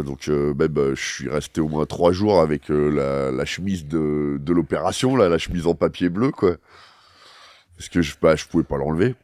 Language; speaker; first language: French; native; French